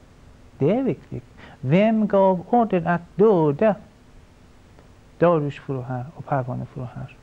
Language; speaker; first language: Swedish; non-native, fluent; Persian